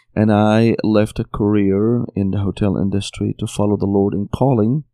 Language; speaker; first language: English; non-native, fluent; Arabic